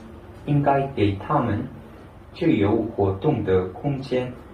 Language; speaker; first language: Chinese; non-native, learner; Korean